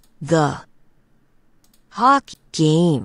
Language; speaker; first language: English; non-native, learner; Russian